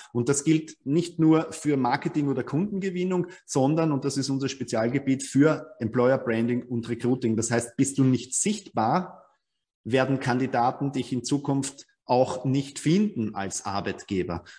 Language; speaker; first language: German; native; German